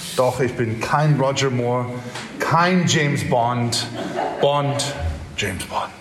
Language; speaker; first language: German; non-native, fluent; English